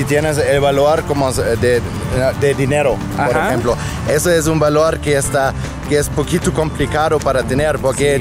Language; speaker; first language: Spanish; non-native, fluent; German